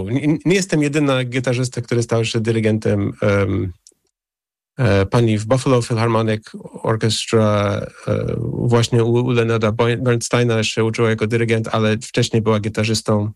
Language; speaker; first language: Polish; non-native, fluent; English